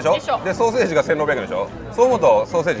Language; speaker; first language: Japanese; native; Japanese